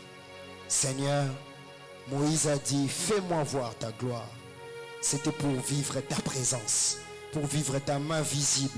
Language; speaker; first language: French; non-native, local second language; Lingala